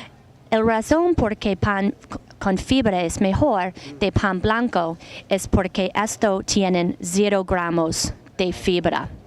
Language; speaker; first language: Spanish; non-native, learner; English